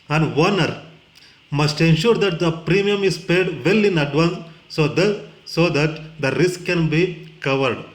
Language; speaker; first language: English; non-native, local second language; Kannada